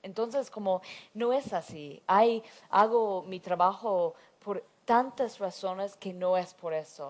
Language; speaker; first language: Spanish; non-native, fluent; English